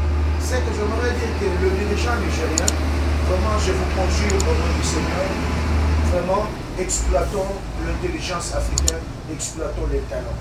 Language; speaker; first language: French; non-native, local second language; Lingala